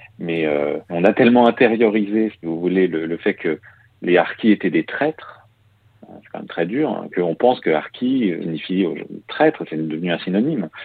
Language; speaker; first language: French; native; French